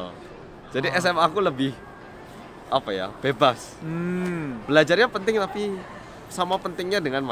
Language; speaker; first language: Indonesian; early bilingual, other home language; Korean